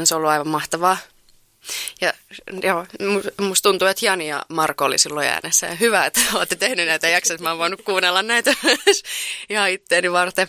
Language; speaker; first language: Finnish; native; Finnish